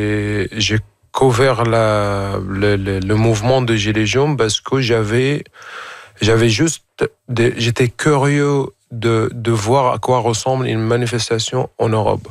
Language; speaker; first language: French; non-native, fluent; Arabic